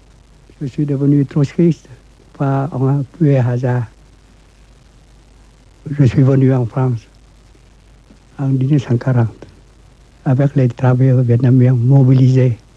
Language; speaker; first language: French; non-native, fluent; Vietnamese